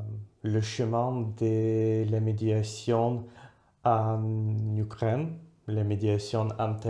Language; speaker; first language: French; non-native, fluent; Russian